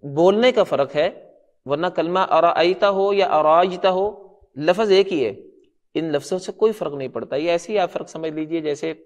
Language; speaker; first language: Urdu; non-native, local second language; Punjabi